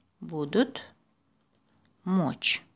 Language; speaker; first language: Russian; non-native, local second language; Azerbaijani